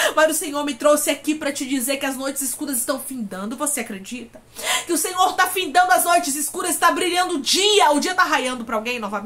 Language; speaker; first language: Portuguese; native; Portuguese